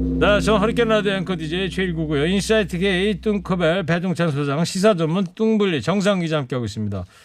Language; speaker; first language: Korean; native; Korean